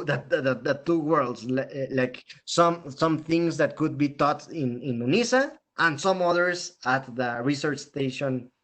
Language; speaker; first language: English; non-native, fluent; Spanish